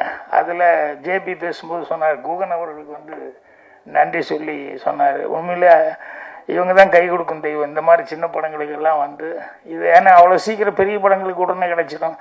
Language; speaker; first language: Tamil; native; Tamil